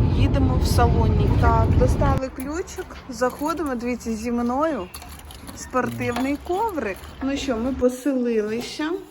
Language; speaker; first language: Ukrainian; non-native, local second language; Russian